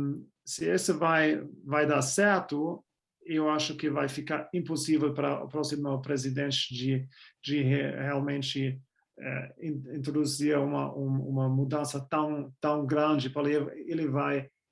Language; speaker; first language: Portuguese; non-native, fluent; German